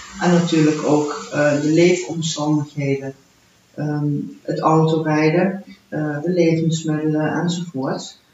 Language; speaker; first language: Dutch; early bilingual, heritage; Dutch